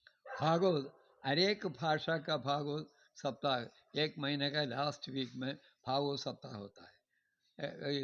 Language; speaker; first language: Hindi; non-native, local second language; Malayalam